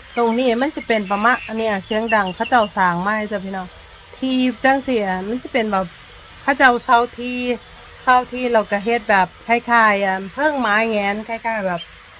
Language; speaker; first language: Thai; native; Thai